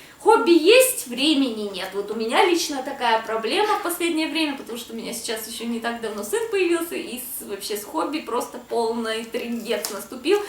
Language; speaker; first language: Russian; native; Russian